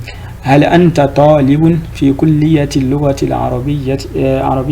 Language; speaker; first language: Arabic; non-native, fluent; French